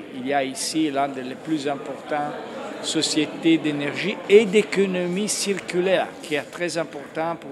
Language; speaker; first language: French; non-native, fluent; Italian